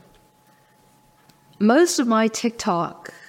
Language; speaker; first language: English; early bilingual, other home language; Chinese